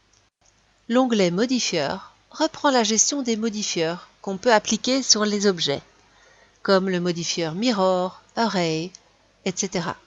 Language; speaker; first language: French; native; French